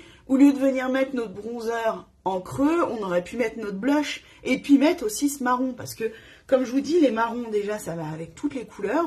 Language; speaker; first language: French; native; French